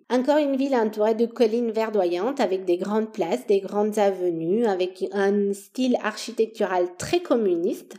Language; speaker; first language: French; non-native, fluent; Romanian